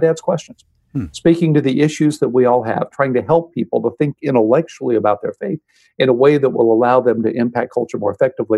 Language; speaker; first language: English; native; English